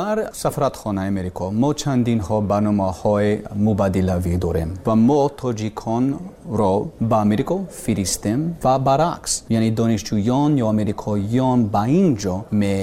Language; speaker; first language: Persian; non-native, learner; English